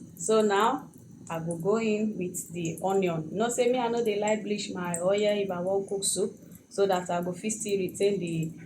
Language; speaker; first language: Nigerian Pidgin; non-native, local second language; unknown